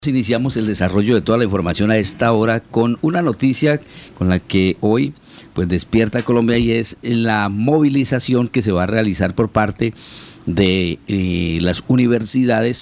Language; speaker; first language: Spanish; native; Spanish